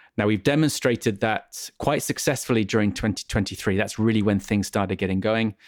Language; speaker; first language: English; native; English